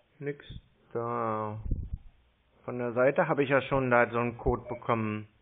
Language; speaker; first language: German; native; German